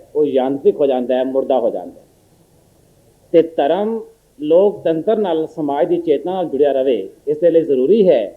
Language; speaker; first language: Hindi; non-native, local second language; Punjabi